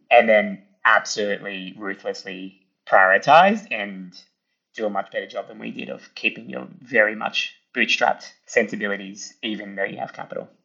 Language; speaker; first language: English; early bilingual, other home language; Italian